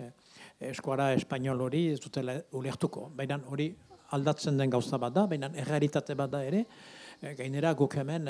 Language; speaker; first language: Basque; native; Basque